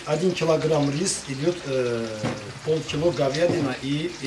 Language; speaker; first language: Russian; non-native, local second language; Azerbaijani